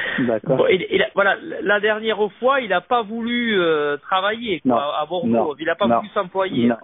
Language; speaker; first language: French; native; French